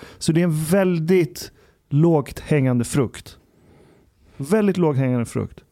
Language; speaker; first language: Swedish; early bilingual, other home language; Persian